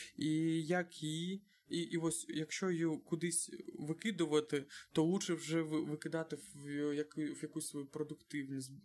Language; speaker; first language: Ukrainian; non-native, local second language; Russian